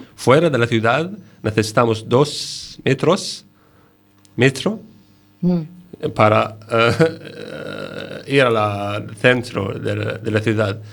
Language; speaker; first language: Spanish; non-native, learner; Arabic